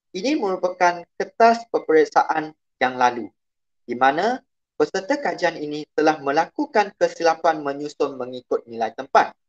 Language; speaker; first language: Malay; non-native, local second language; Chinese